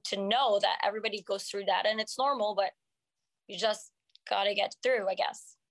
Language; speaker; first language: English; non-native, fluent; French